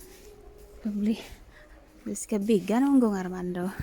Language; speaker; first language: Swedish; non-native, learner; Filipino